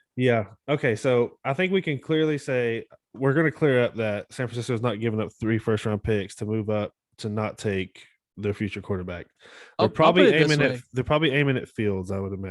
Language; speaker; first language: English; native; English